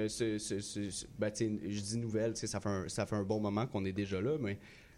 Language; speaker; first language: French; native; French